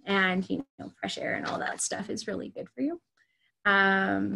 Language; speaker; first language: English; native; English